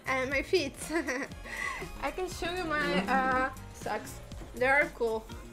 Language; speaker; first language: English; non-native, fluent; Polish